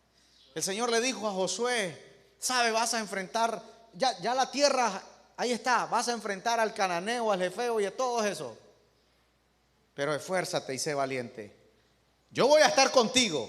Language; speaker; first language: Spanish; native; Spanish